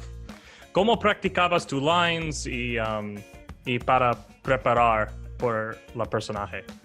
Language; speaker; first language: Spanish; non-native, learner; English